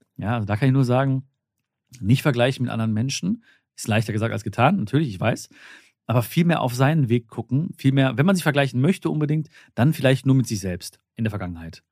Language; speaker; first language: German; early bilingual, other home language; Malayalam